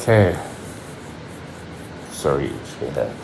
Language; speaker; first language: English; native; English